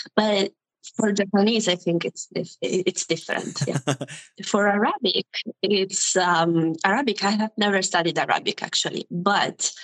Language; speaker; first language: English; non-native, fluent; Italian